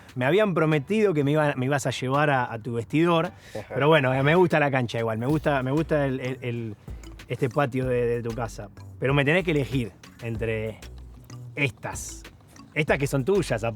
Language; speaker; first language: Spanish; native; Spanish